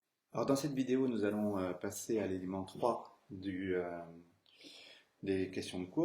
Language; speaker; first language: French; native; French